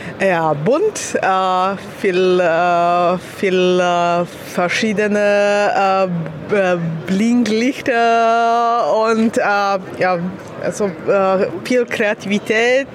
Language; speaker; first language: German; non-native, learner; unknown